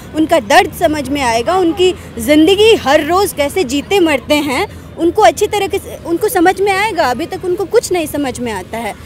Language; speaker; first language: Hindi; native; Hindi